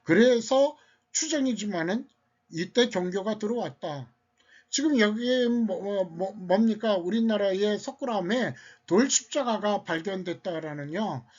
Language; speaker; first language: Korean; native; Korean